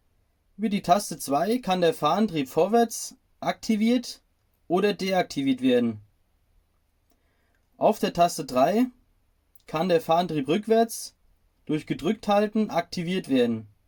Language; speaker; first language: German; native; German